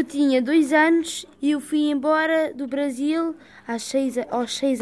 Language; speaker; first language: Portuguese; early bilingual, heritage; Portuguese